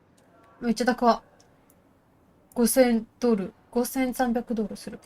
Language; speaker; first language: Japanese; non-native, learner; Russian